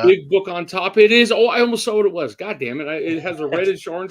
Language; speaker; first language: English; native; English